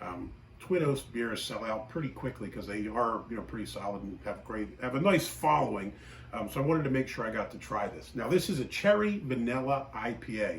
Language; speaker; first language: English; native; English